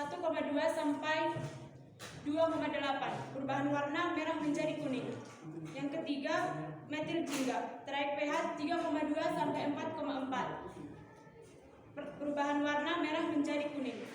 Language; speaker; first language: Indonesian; native; Indonesian